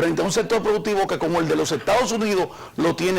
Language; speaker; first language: Spanish; native; Spanish